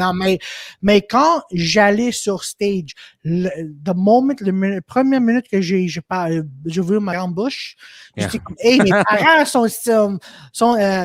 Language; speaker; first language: French; non-native, local second language; English